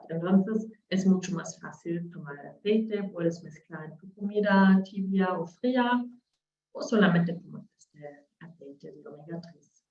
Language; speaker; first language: Spanish; non-native, learner; German